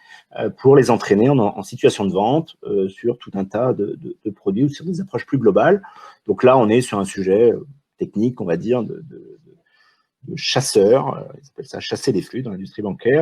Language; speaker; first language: French; native; French